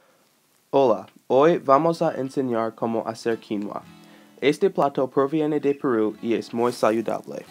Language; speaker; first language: Spanish; non-native, learner; English